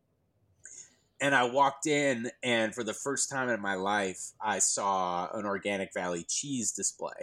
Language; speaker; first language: English; native; English